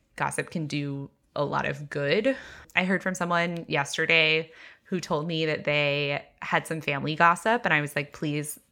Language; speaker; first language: English; native; English